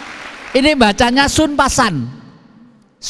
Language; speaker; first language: Indonesian; native; Indonesian